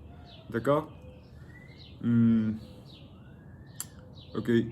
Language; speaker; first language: French; non-native, learner; Spanish